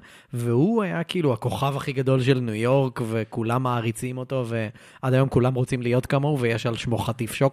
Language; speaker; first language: Hebrew; native; Hebrew